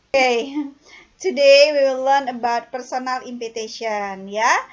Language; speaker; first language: English; non-native, learner; Indonesian